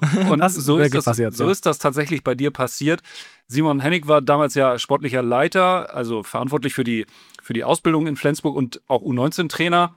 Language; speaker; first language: German; native; German